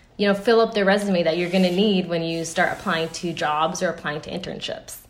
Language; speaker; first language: English; early bilingual, other home language; Spanish